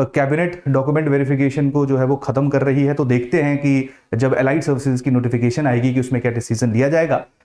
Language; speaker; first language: Hindi; native; Hindi